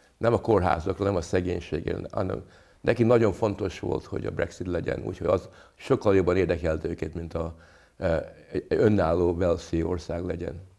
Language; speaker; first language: Hungarian; early bilingual, other home language; English